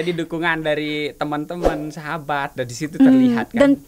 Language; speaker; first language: Indonesian; native; Indonesian